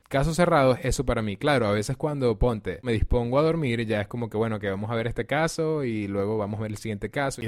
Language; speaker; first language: Spanish; native; Spanish